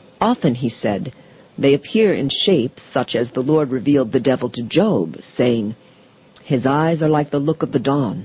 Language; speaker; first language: English; native; English